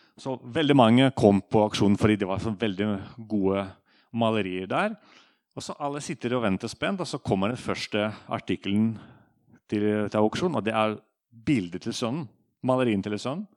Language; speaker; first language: Norwegian; non-native, fluent; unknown